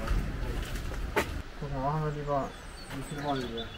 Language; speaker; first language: German; native; German